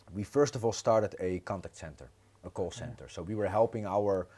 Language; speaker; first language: English; non-native, fluent; Dutch